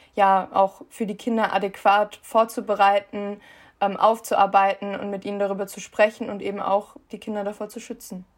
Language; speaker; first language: German; native; German